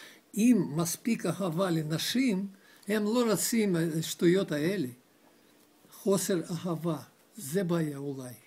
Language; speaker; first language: Hebrew; non-native, learner; Russian